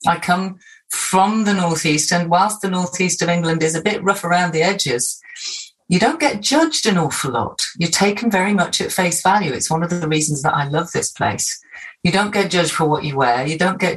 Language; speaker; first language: English; native; English